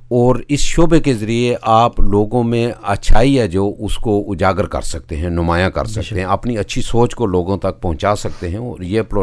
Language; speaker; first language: Urdu; non-native, local second language; Punjabi